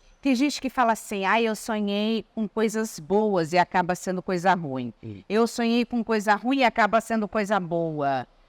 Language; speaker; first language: Portuguese; native; Portuguese